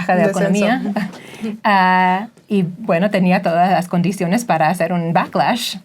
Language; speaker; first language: Spanish; non-native, fluent; English